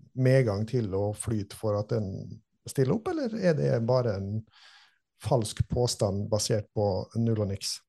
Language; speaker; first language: Norwegian; native; Norwegian